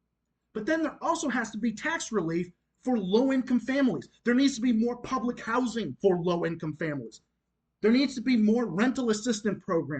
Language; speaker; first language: English; native; English